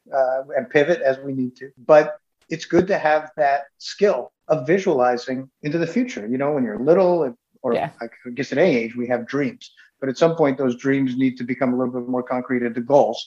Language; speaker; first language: English; native; English